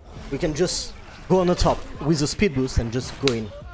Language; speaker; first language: English; non-native, learner; French